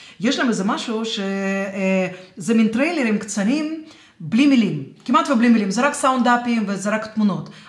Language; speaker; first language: Hebrew; non-native, fluent; Russian